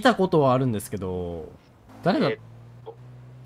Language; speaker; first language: Japanese; native; Japanese